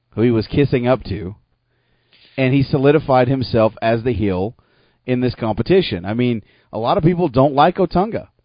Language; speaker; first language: English; native; English